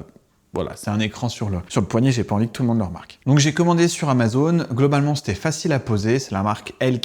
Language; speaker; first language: French; native; French